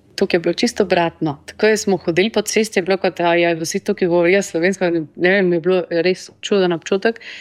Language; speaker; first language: Slovenian; early bilingual, heritage; Slovenian